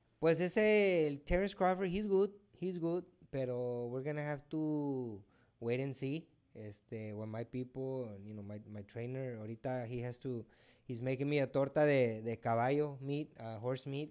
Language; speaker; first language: English; early bilingual, other home language; Spanish